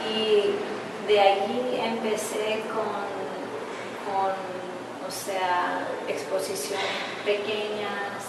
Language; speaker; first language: Spanish; early bilingual, heritage; English